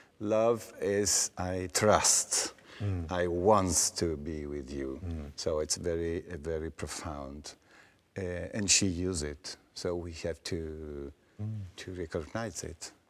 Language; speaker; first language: English; non-native, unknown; Italian